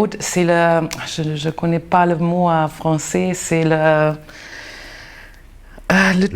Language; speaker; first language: French; non-native, learner; German